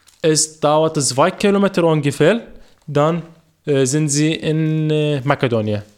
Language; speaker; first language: German; non-native, learner; Arabic